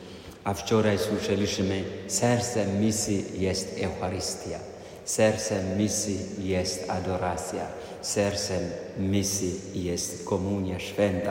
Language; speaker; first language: Polish; non-native, fluent; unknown